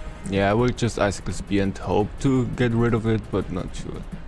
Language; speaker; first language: English; non-native, fluent; German